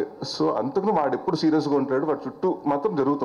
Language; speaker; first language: Telugu; native; Telugu